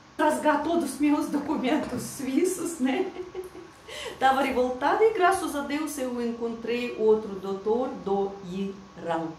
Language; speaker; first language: Portuguese; non-native, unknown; Russian